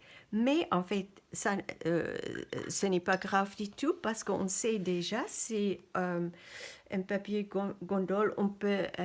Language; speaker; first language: French; non-native, fluent; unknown